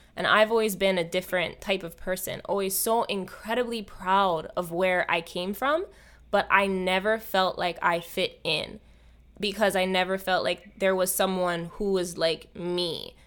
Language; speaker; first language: English; native; English